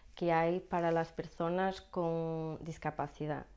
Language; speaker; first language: Spanish; non-native, learner; Portuguese